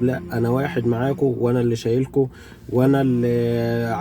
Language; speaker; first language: Arabic; native; Arabic